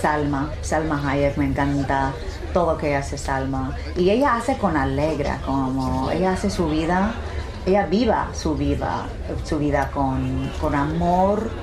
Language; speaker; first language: Spanish; early bilingual, heritage; English